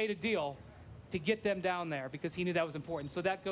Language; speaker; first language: English; native; English